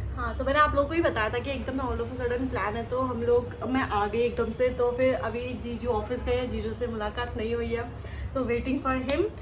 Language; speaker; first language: Hindi; native; Hindi